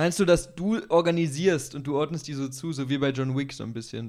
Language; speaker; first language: German; native; German